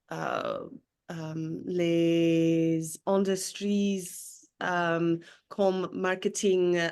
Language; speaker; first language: French; non-native, learner; English